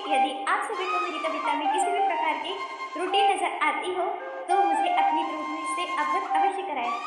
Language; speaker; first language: Hindi; native; Hindi